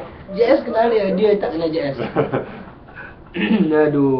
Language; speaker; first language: Malay; native; Malay